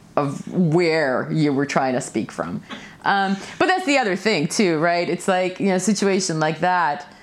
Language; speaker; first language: English; early bilingual, other home language; Russian